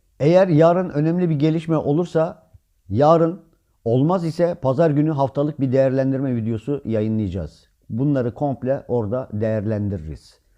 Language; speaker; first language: Turkish; native; Turkish